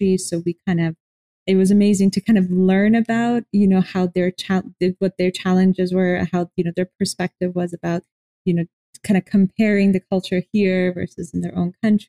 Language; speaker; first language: English; non-native, fluent; Persian